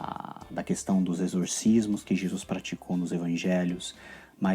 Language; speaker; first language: Portuguese; native; Portuguese